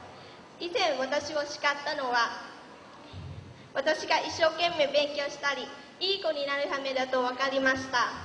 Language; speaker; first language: Japanese; early bilingual, other home language; Lao